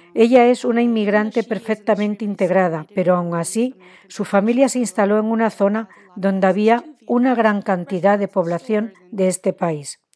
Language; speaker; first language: Spanish; non-native, fluent; Chinese